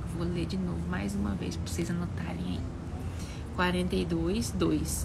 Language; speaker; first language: Portuguese; native; Portuguese